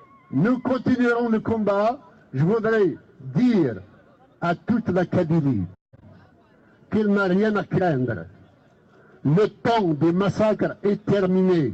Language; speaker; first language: French; non-native, local second language; Kabyle